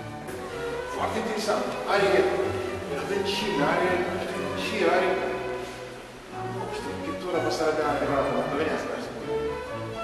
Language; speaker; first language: Romanian; non-native, local second language; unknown